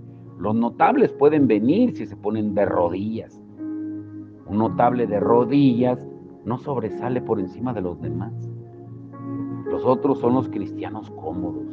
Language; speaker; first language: Spanish; native; Spanish